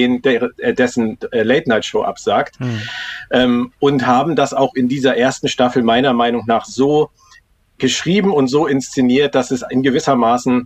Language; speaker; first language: German; native; German